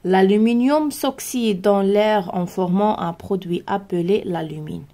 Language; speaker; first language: French; non-native, local second language; Arabic